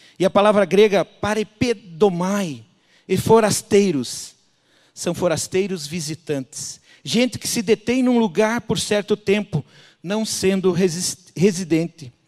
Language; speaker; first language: Portuguese; native; Portuguese